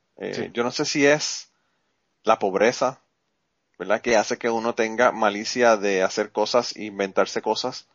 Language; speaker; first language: Spanish; native; Spanish